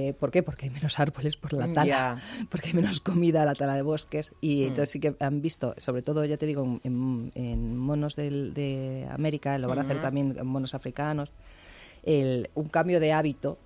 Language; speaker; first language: Spanish; native; Spanish